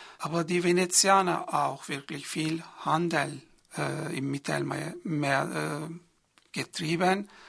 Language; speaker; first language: German; non-native, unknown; Turkish